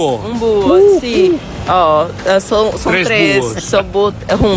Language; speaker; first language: Spanish; non-native, fluent; Portuguese